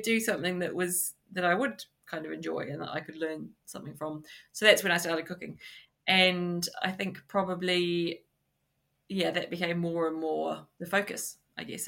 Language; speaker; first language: English; native; English